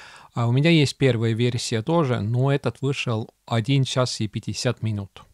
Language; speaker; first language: Russian; non-native, local second language; Estonian